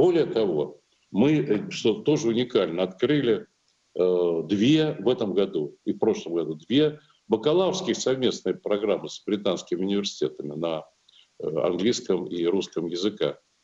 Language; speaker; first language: Russian; native; Russian